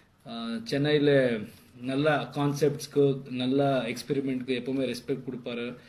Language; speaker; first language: Tamil; non-native, learner; Kannada